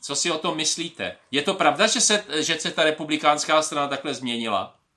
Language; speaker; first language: Czech; native; Czech